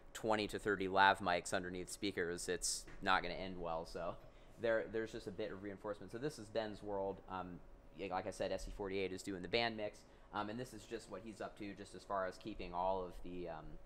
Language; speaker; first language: English; native; English